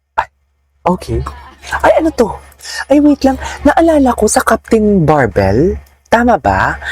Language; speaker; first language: Filipino; non-native, local second language; Hiligaynon